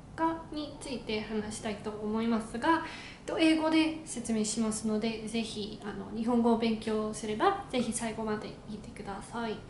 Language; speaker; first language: Japanese; non-native, learner; English